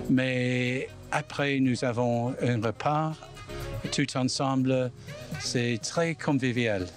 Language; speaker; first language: French; non-native, learner; English